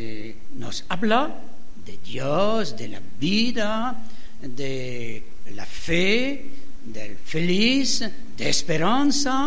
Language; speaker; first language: Spanish; non-native, fluent; French